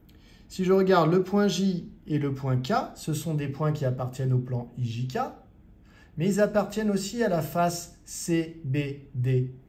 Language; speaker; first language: French; native; French